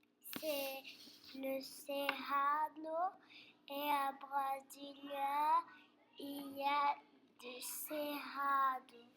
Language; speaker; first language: French; non-native, learner; Portuguese